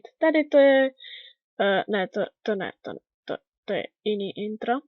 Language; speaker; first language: Czech; native; Czech